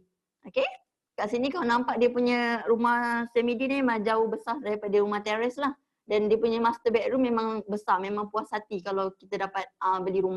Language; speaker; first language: Malay; native; Malay